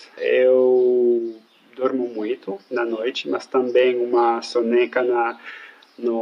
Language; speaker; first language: Portuguese; non-native, fluent; French